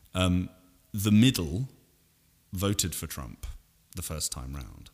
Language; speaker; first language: English; native; English